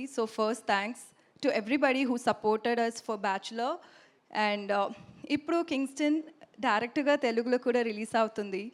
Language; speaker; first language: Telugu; non-native, learner; Tamil